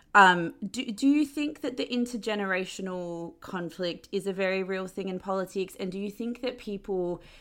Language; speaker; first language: English; native; English